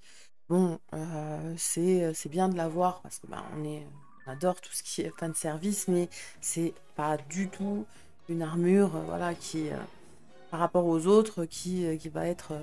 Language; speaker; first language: French; native; French